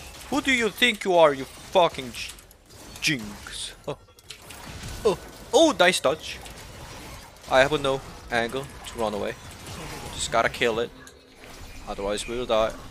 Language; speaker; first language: English; non-native, fluent; Korean